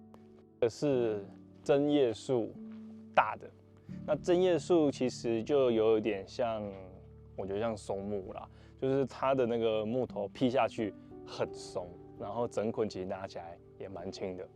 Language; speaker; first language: Chinese; native; Chinese